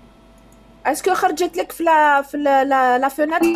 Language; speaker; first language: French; non-native, local second language; Arabic